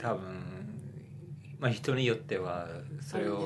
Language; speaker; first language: Japanese; non-native, fluent; English